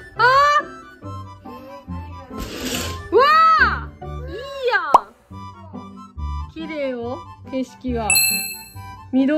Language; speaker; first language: Japanese; native; Japanese